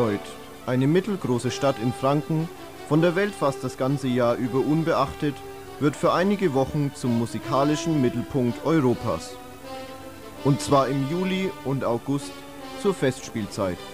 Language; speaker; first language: German; native; German